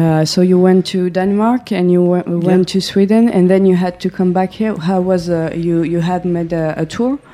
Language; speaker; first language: English; non-native, learner; French